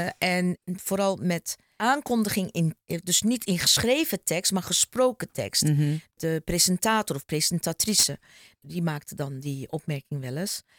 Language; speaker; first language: Dutch; early bilingual, other home language; Turkish